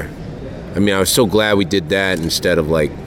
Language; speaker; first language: English; native; English